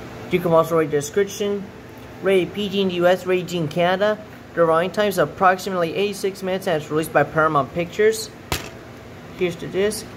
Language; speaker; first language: English; native; English